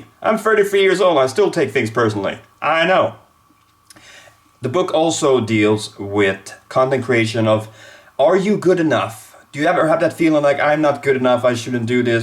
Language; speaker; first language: English; non-native, fluent; Swedish